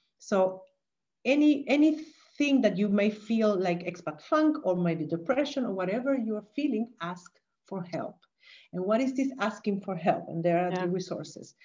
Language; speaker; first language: English; non-native, fluent; Spanish